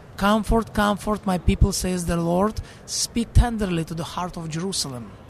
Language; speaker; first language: English; non-native, fluent; Russian